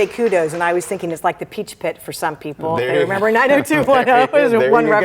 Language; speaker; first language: English; native; English